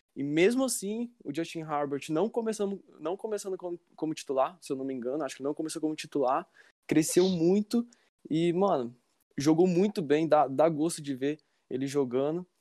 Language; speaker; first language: Portuguese; native; Portuguese